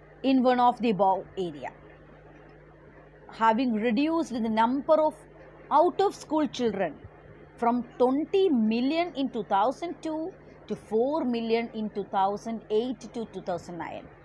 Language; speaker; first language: English; non-native, local second language; Malayalam